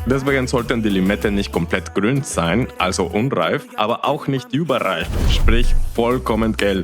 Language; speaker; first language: German; non-native, fluent; Spanish